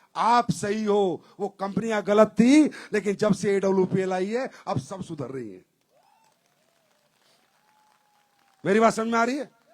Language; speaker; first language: Hindi; native; Hindi